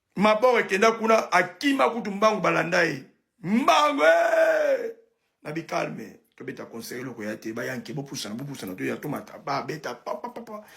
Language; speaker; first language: Lingala; native; Lingala